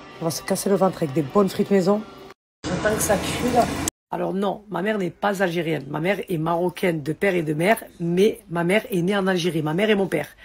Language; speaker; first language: French; early bilingual, other home language; Arabic